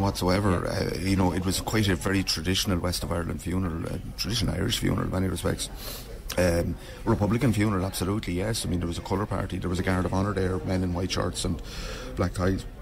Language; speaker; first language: English; native; English